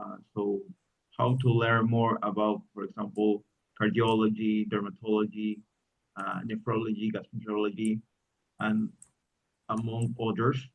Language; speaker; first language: English; non-native, learner; Spanish